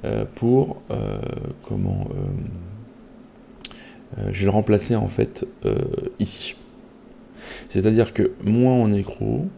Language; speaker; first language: French; native; French